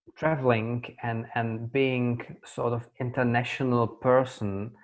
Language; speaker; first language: English; non-native, fluent; Czech